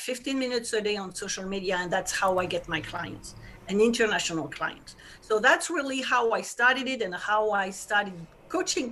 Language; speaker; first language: English; non-native, fluent; French